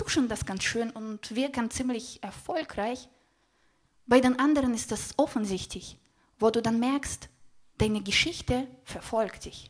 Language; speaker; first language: German; non-native, fluent; Russian